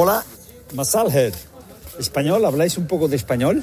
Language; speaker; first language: Spanish; native; Spanish